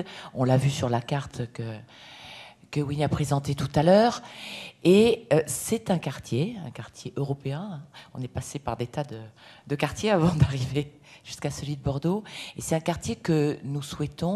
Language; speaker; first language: French; native; French